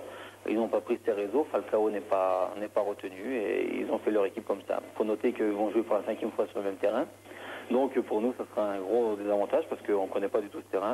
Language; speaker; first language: French; native; French